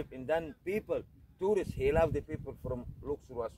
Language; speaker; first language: English; non-native, learner; Arabic